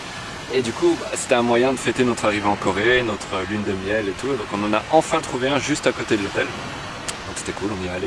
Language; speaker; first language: French; native; French